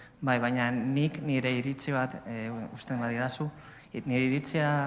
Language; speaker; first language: Basque; non-native, learner; Spanish